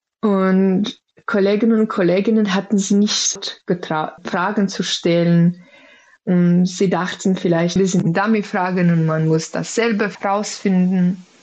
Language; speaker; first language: German; non-native, fluent; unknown